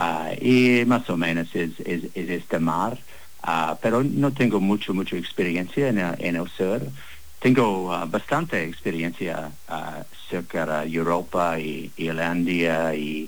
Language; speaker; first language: Spanish; non-native, learner; English